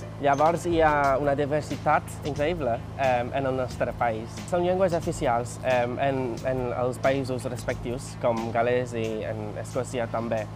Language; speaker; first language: Catalan; non-native, fluent; English